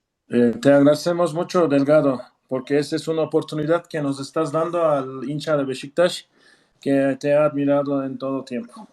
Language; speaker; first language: Spanish; non-native, fluent; Turkish